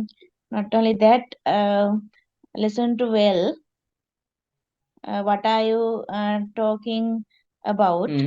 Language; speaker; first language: English; non-native, learner; Sinhala